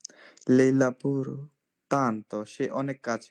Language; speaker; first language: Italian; non-native, learner; Bangla